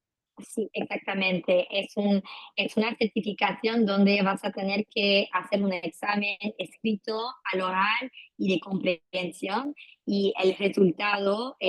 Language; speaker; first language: Spanish; non-native, fluent; French